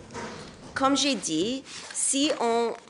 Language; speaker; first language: French; non-native, local second language; English